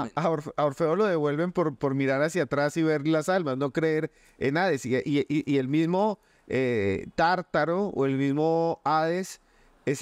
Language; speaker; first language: Spanish; native; Spanish